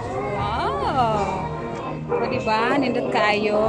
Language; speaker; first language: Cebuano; non-native, local second language; Filipino